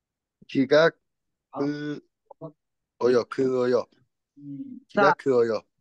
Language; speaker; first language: Korean; non-native, learner; Kyrgyz